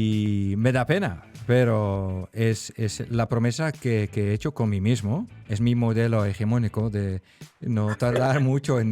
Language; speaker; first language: Spanish; non-native, fluent; Dutch